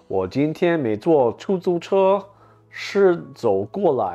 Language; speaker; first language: Chinese; non-native, learner; English